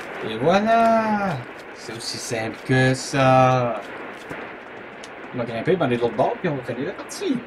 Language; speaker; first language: French; native; French